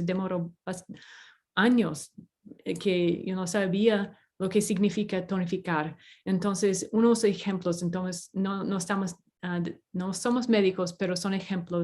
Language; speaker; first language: Spanish; non-native, fluent; English